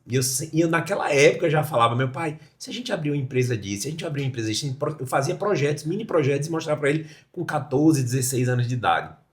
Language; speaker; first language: Portuguese; native; Portuguese